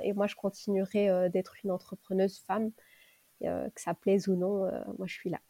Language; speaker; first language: French; native; French